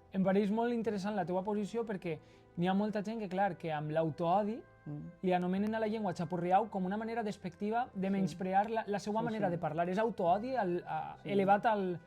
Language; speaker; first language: Catalan; native; Catalan